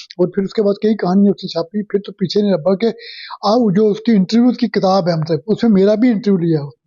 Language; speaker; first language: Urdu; non-native, local second language; Punjabi